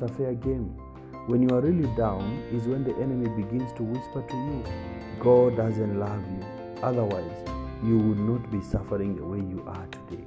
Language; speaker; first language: English; non-native, local second language; Kamba